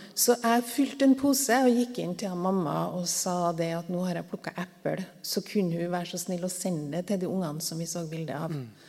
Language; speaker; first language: Norwegian; native; Norwegian